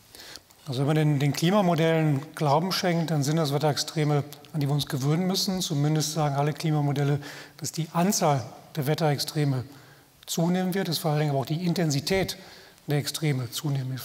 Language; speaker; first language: German; native; German